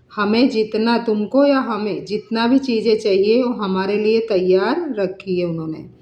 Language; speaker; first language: Hindi; non-native, local second language; Marathi